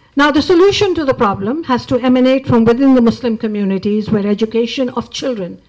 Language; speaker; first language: English; non-native, local second language; Urdu